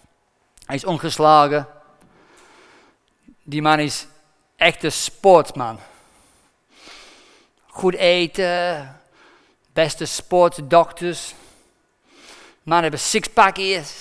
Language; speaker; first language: Dutch; non-native, fluent; English